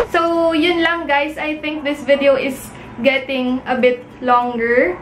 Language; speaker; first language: English; non-native, local second language; Filipino